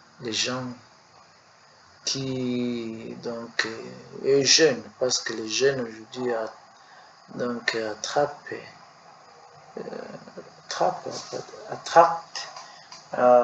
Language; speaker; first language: French; non-native, learner; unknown